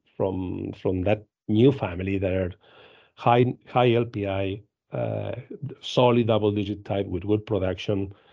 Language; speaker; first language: English; non-native, fluent; Spanish